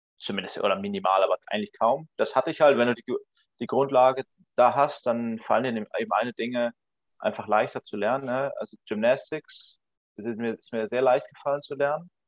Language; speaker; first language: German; native; German